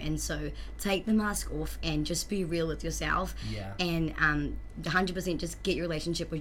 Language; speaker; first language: English; native; English